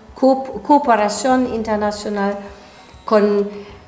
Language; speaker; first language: Spanish; non-native, fluent; German